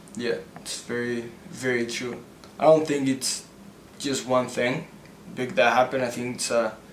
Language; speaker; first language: English; early bilingual, other home language; Spanish